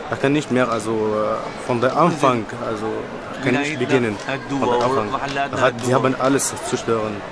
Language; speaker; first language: German; non-native, learner; Arabic